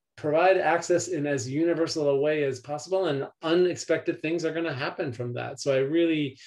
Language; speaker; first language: English; native; English